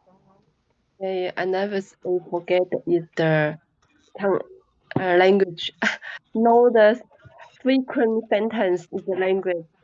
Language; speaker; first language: English; non-native, learner; Chinese